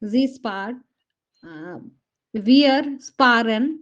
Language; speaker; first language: German; non-native, learner; Hindi